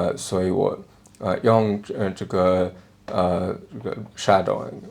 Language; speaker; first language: Chinese; non-native, learner; English